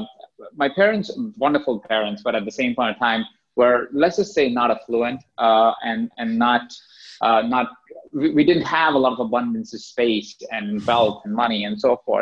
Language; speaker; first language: English; non-native, local second language; Hindi